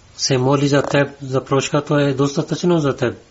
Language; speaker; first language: Bulgarian; non-native, learner; Urdu